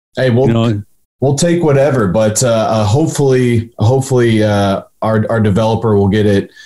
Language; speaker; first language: English; native; English